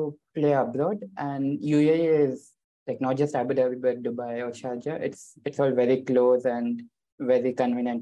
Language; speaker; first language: English; non-native, local second language; Telugu